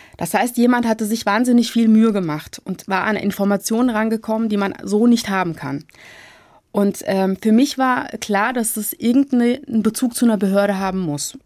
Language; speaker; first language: German; early bilingual, other home language; Turkish